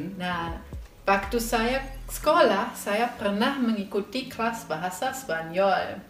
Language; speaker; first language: Indonesian; non-native, fluent; German